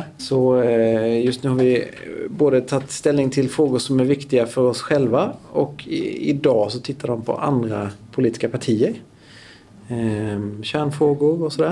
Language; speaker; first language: Swedish; native; Swedish